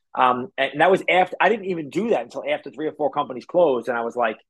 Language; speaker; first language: English; native; English